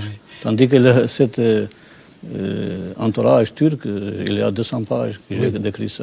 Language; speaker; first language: French; non-native, fluent; Albanian